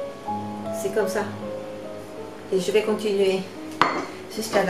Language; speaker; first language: French; non-native, learner; Vietnamese